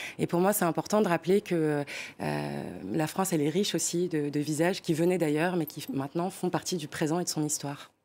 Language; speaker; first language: French; non-native, local second language; Arabic